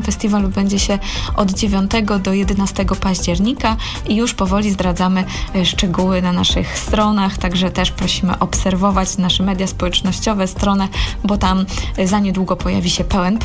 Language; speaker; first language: Polish; native; Polish